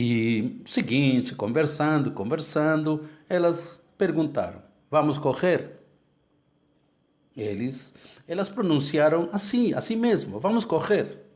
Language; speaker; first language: Portuguese; non-native, fluent; Spanish